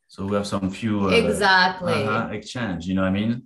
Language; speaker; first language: English; non-native, fluent; French